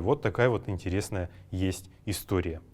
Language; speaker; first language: Russian; native; Russian